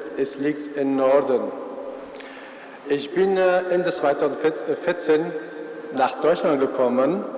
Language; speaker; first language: German; non-native, fluent; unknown